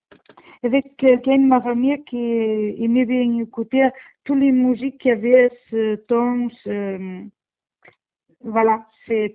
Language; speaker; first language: French; non-native, learner; Portuguese